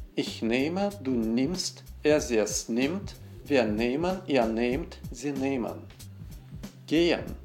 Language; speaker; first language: German; non-native, fluent; Russian